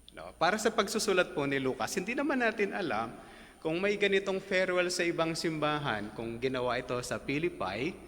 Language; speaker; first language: Filipino; native; Filipino